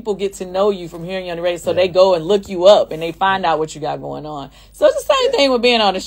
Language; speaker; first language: English; native; English